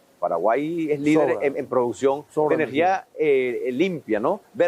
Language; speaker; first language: Spanish; native; Spanish